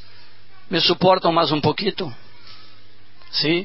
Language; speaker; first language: Spanish; non-native, learner; Portuguese